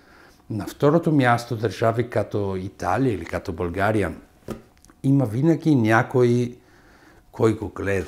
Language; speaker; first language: Bulgarian; non-native, fluent; Italian